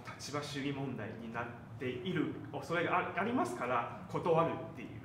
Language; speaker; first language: Japanese; non-native, fluent; Chinese